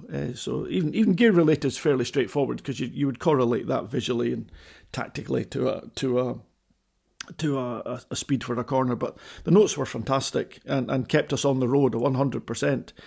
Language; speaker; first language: English; native; English